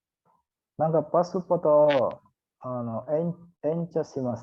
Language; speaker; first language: Japanese; non-native, learner; Indonesian